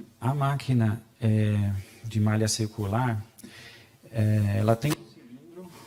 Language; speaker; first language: Portuguese; non-native, fluent; German